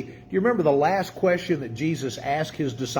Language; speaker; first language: English; native; English